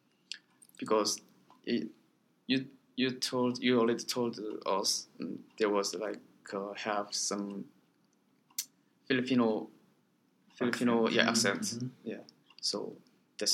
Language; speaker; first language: English; non-native, learner; Korean